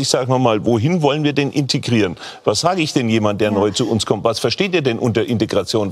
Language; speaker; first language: German; native; German